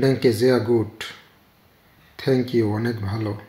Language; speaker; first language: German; non-native, fluent; Bangla